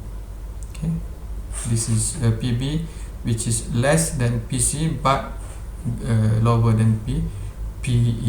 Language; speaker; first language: English; non-native, local second language; Malay